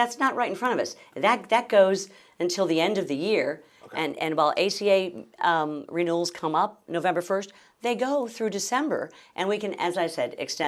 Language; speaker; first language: English; native; English